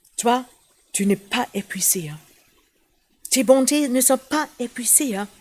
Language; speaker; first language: French; non-native, fluent; German